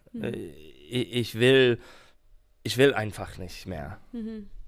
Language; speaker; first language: German; non-native, fluent; English